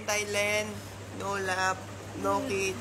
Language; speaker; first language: English; non-native, learner; Thai